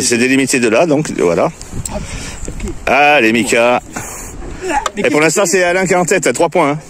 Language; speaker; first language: French; native; French